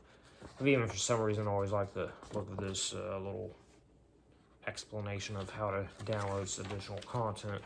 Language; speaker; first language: English; native; English